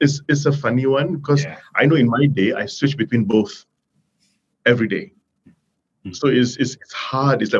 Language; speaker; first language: English; non-native, local second language; Tamil